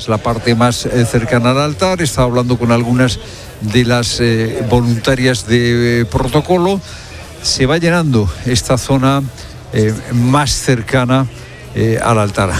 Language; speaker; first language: Spanish; native; Spanish